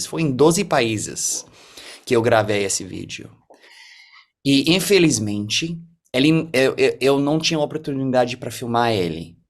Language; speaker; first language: Portuguese; early bilingual, heritage; English